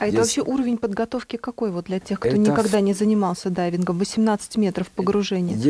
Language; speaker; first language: Russian; native; Russian